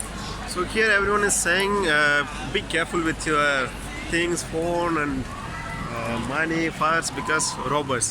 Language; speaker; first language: English; non-native, local second language; Tamil